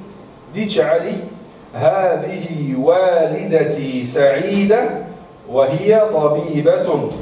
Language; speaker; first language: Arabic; non-native, fluent; Italian